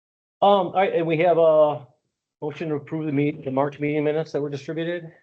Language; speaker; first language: English; native; English